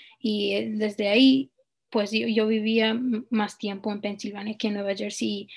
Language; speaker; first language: Spanish; early bilingual, heritage; Spanish